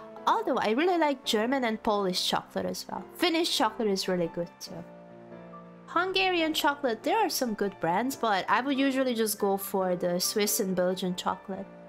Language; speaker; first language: English; non-native, fluent; Hungarian